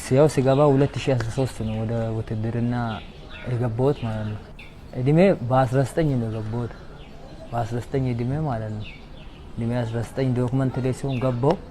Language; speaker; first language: Amharic; non-native, local second language; Oromo